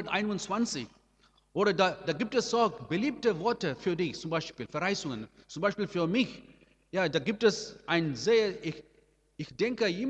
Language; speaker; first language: German; non-native, learner; Amharic